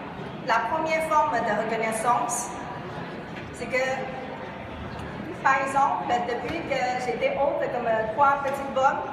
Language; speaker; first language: French; non-native, fluent; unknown